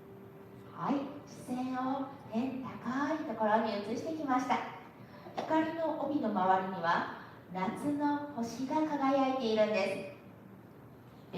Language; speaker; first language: Japanese; native; Japanese